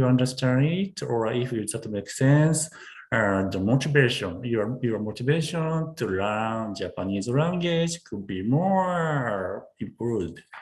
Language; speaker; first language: English; non-native, learner; Japanese